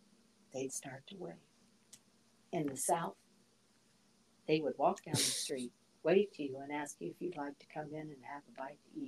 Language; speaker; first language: English; native; English